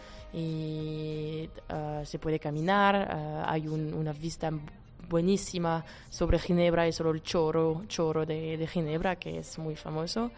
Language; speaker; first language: Spanish; non-native, fluent; French